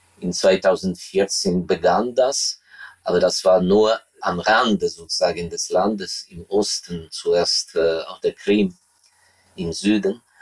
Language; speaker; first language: German; non-native, fluent; Ukrainian